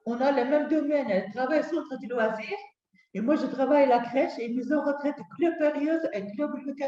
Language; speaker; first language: French; non-native, learner; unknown